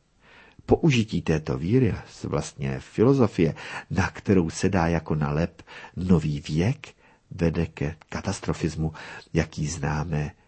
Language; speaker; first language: Czech; native; Czech